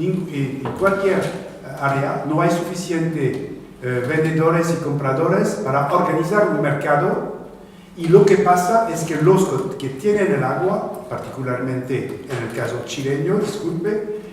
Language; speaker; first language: Spanish; non-native, fluent; French